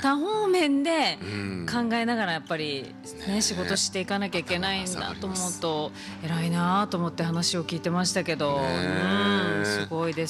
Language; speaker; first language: Japanese; native; Japanese